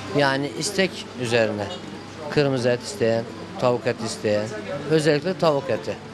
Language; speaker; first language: Turkish; native; Turkish